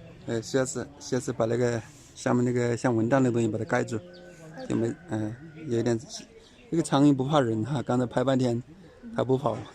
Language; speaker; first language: Chinese; native; Chinese